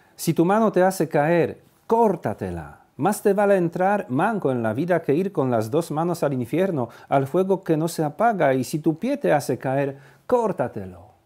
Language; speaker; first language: Spanish; non-native, fluent; Polish